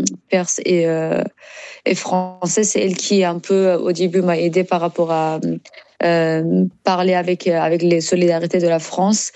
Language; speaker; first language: French; non-native, learner; Persian